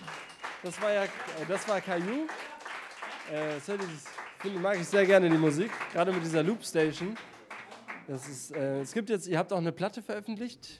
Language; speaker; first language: German; native; German